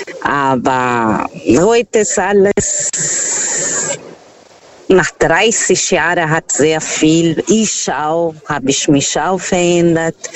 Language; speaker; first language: German; non-native, fluent; Portuguese